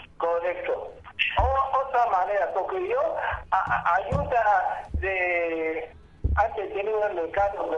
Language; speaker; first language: Spanish; non-native, learner; Chinese